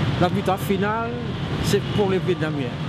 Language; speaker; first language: French; non-native, local second language; Vietnamese